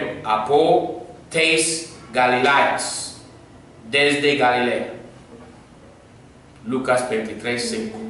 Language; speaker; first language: Spanish; non-native, fluent; English